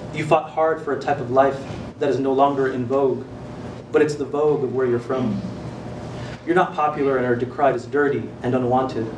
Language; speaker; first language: English; native; English